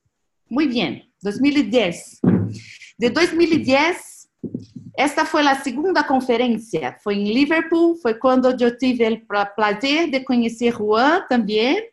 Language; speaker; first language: Spanish; non-native, learner; Portuguese